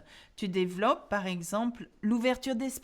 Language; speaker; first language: French; non-native, fluent; English